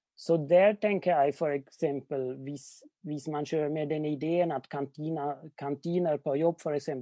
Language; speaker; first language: Norwegian; non-native, fluent; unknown